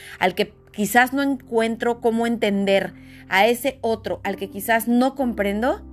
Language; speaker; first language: Spanish; native; Spanish